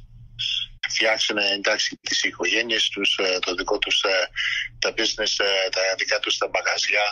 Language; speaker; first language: Greek; early bilingual, heritage; Greek